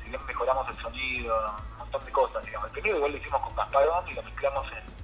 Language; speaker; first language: Spanish; native; Spanish